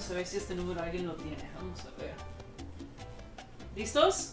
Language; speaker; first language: Spanish; native; Spanish